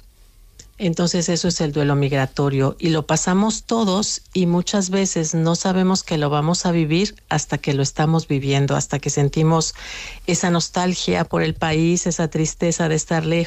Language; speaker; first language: Spanish; native; Spanish